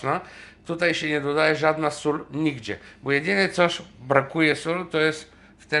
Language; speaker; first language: Polish; non-native, fluent; Bulgarian